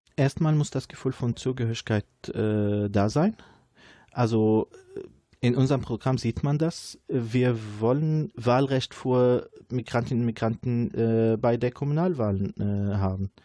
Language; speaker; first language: German; non-native, fluent; Arabic